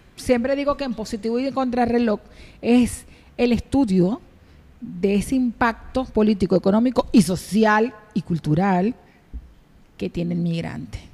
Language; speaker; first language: Spanish; native; Spanish